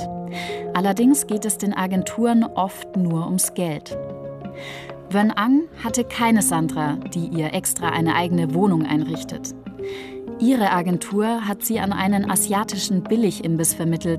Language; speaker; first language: German; native; German